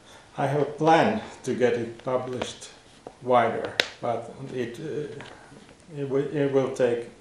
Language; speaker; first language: English; non-native, fluent; Finnish